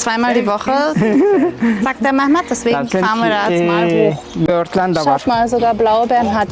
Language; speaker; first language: German; native; German